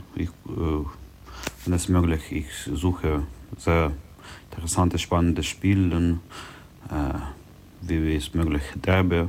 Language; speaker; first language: German; non-native, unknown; Russian